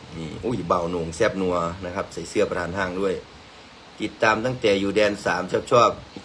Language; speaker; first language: Thai; native; Thai